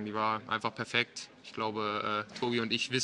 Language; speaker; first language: German; native; German